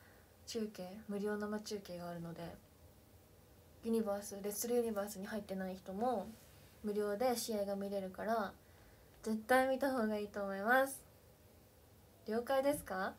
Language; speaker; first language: Japanese; native; Japanese